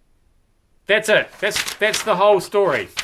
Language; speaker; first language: English; native; English